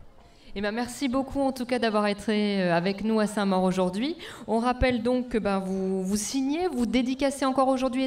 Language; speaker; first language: French; native; French